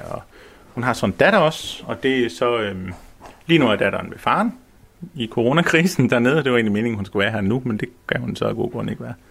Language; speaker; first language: Danish; native; Danish